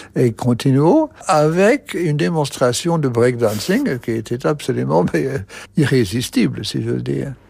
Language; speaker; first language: French; non-native, fluent; English